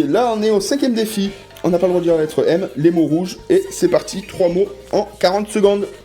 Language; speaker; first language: French; native; French